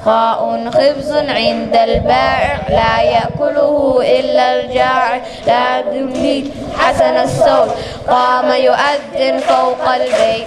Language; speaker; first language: Arabic; non-native, learner; Somali